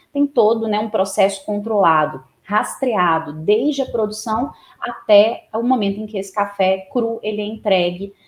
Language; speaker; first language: Portuguese; native; Portuguese